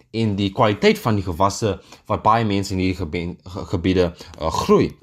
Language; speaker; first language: Afrikaans; native; Afrikaans